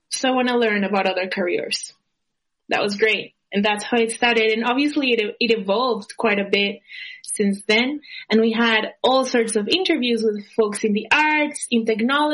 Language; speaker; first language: English; non-native, fluent; Spanish